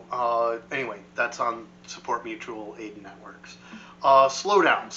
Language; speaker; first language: English; native; English